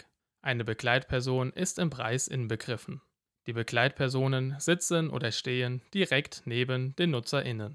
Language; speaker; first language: German; native; German